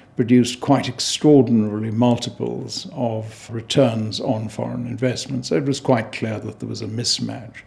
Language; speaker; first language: English; native; English